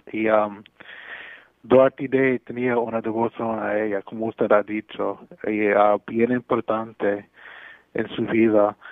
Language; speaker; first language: Spanish; non-native, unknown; English